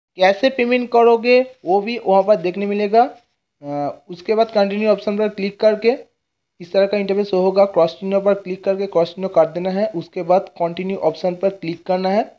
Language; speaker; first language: Hindi; non-native, local second language; Bangla